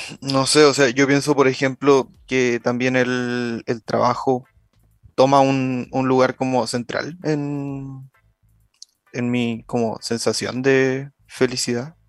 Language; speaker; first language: Spanish; native; Spanish